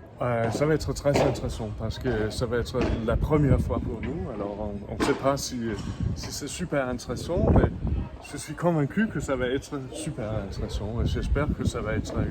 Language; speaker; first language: French; non-native, fluent; Danish